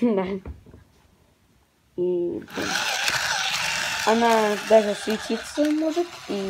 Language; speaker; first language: Russian; early bilingual, heritage; Russian